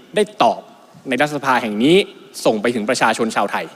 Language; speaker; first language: Thai; native; Thai